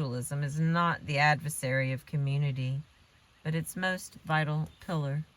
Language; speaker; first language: English; native; English